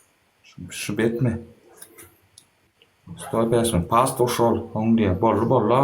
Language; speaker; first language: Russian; non-native, learner; Turkmen